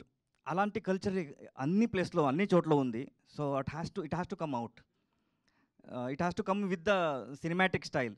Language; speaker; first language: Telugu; non-native, learner; Kannada